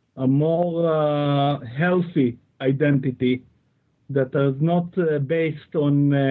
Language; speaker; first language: English; non-native, fluent; Hebrew